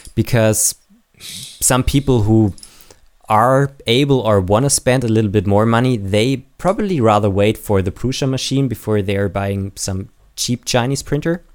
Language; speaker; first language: English; non-native, fluent; German